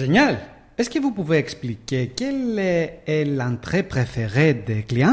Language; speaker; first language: French; non-native, learner; Greek